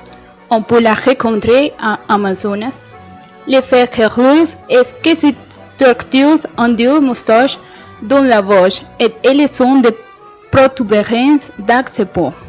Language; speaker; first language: French; non-native, learner; Spanish